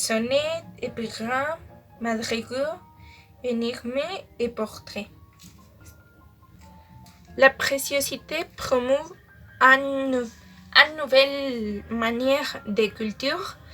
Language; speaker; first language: French; non-native, learner; Spanish